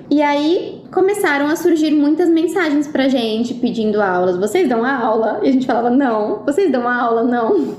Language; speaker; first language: Portuguese; native; Portuguese